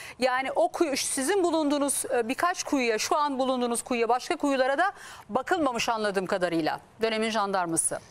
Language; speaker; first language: Turkish; native; Turkish